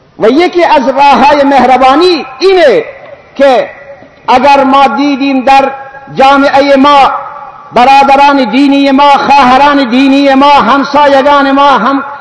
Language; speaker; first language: Persian; non-native, local second language; Baluchi